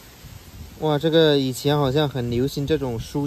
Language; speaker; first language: Chinese; native; Chinese